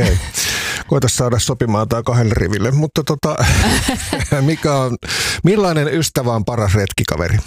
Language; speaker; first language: Finnish; native; Finnish